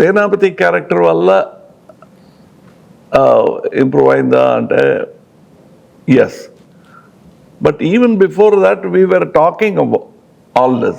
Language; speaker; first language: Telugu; non-native, local second language; Tamil